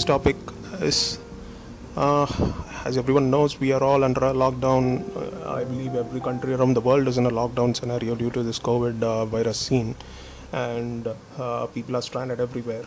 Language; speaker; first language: English; non-native, local second language; Tamil